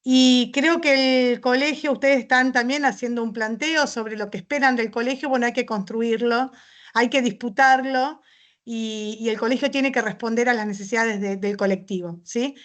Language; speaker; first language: Spanish; native; Spanish